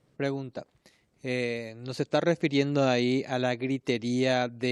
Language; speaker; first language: Spanish; native; Spanish